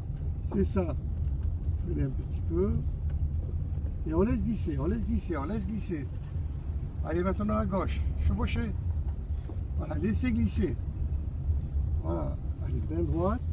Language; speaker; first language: French; native; French